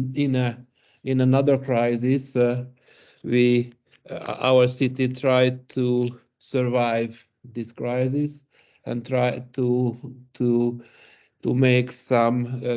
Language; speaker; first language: English; non-native, learner; Hungarian